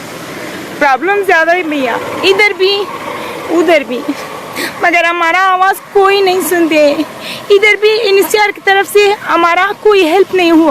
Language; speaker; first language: Hindi; non-native, learner; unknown